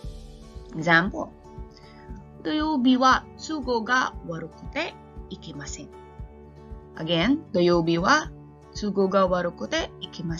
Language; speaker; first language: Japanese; non-native, fluent; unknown